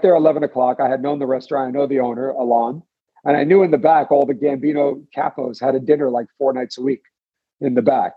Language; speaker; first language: English; native; English